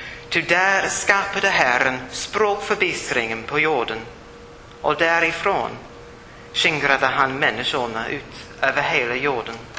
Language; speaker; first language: Swedish; non-native, fluent; English